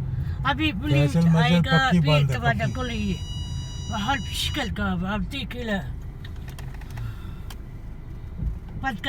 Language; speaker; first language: Hindi; non-native, learner; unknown